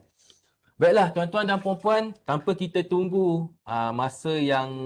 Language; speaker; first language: Malay; native; Malay